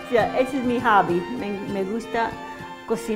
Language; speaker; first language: Spanish; non-native, fluent; English